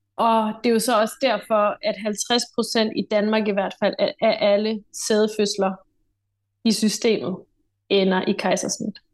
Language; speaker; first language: Danish; native; Danish